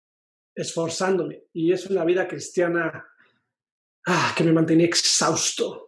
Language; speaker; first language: Spanish; native; Spanish